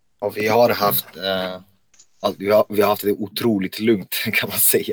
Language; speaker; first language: Swedish; non-native, fluent; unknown